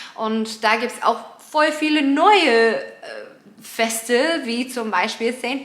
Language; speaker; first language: German; non-native, fluent; English